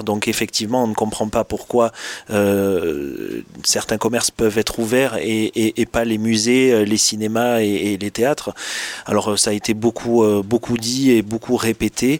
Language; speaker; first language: French; native; French